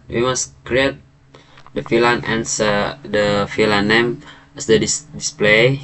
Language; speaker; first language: English; non-native, learner; Indonesian